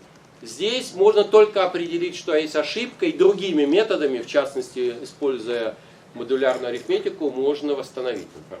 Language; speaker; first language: Russian; native; Russian